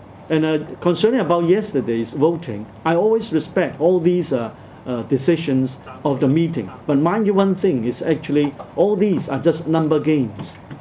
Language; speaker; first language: English; non-native, local second language; Cantonese